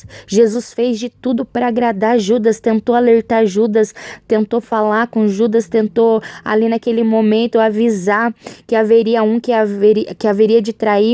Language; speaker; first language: Portuguese; native; Portuguese